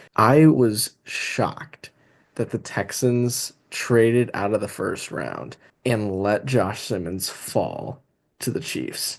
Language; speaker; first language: English; native; English